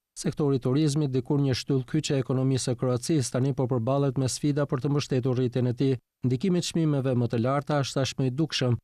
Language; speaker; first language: Albanian; native; Albanian